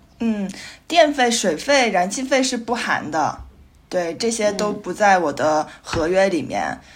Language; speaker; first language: Chinese; native; Chinese